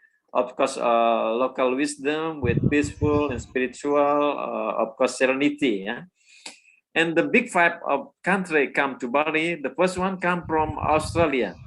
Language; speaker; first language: English; non-native, learner; Indonesian